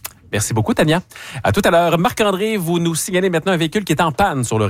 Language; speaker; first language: French; native; French